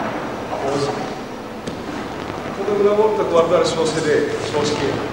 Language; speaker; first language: Italian; non-native, learner; Japanese